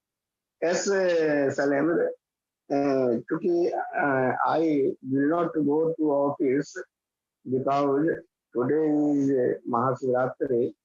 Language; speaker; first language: English; non-native, learner; Hindi